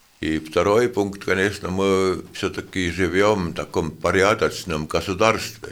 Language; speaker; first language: Russian; non-native, local second language; Lithuanian